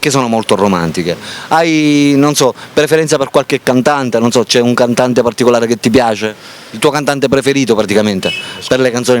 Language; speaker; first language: Italian; native; Italian